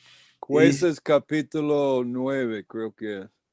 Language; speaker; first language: Spanish; non-native, fluent; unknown